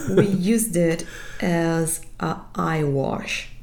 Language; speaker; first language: English; non-native, fluent; Italian